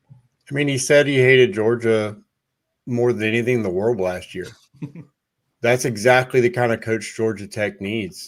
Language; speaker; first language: English; native; English